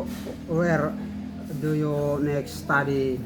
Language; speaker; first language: English; non-native, learner; Indonesian